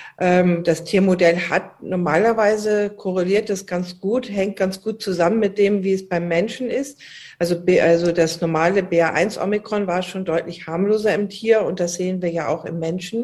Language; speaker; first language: German; native; German